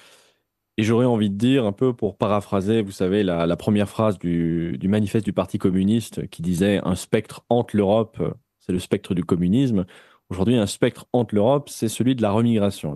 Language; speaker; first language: French; native; French